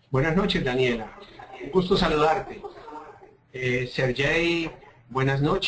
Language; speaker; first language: Spanish; native; Spanish